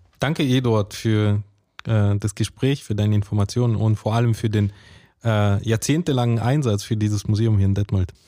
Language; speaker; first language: German; early bilingual, other home language; Russian